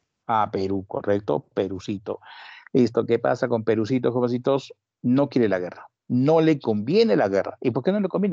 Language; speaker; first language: Spanish; native; Spanish